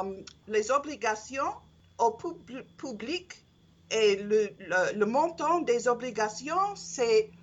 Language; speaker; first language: French; non-native, learner; English